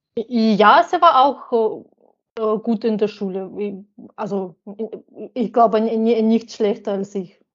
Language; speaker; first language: German; non-native, fluent; Ukrainian